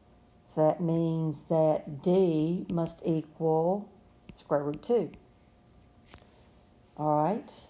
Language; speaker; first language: English; native; English